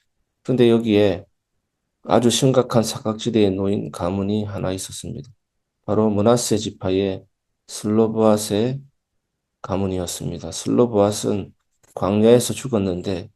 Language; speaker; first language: Korean; native; Korean